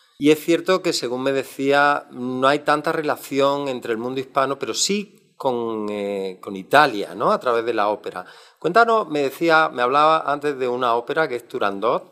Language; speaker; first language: Spanish; native; Spanish